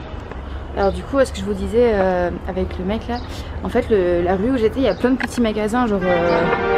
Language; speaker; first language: French; native; French